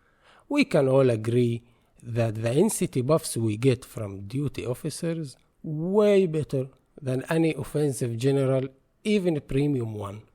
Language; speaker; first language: English; non-native, fluent; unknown